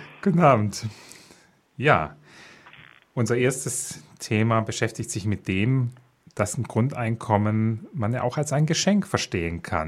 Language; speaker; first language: German; native; German